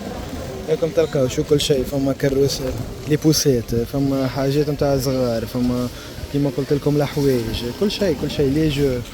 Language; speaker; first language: Arabic; native; Arabic